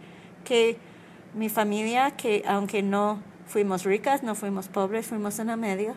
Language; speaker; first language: Spanish; non-native, learner; English